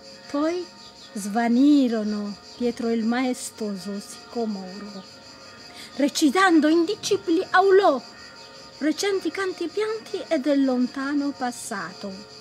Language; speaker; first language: Italian; non-native, fluent; Tigrinya